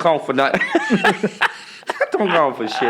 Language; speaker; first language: English; native; English